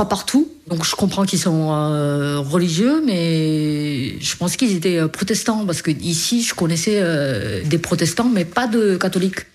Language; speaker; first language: French; early bilingual, other home language; Korean